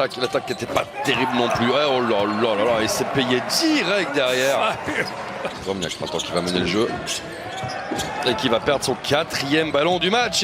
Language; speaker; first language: French; native; French